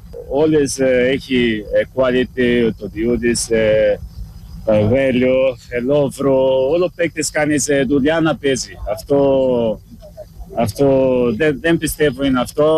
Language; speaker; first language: Greek; non-native, learner; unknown